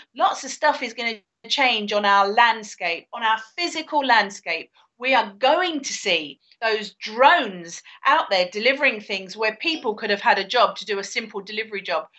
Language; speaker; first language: English; native; English